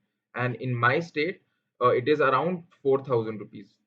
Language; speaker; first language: English; non-native, local second language; Hindi